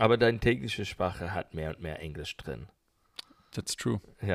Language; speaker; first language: German; non-native, learner; English